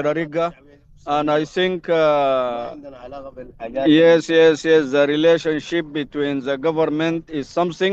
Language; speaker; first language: English; non-native, fluent; Arabic